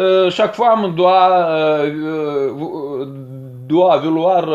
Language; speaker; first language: French; non-native, learner; Russian